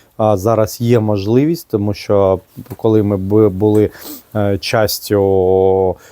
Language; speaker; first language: Ukrainian; non-native, local second language; Russian